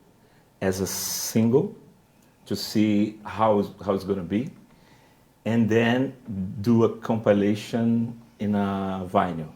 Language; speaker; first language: English; non-native, fluent; Portuguese